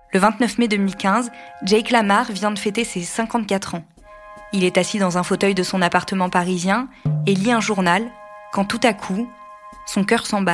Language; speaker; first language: French; native; French